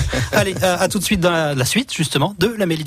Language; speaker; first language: French; native; French